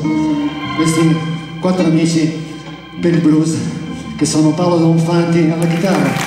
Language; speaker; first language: Italian; native; Italian